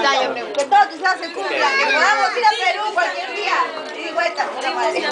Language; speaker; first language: Spanish; native; Spanish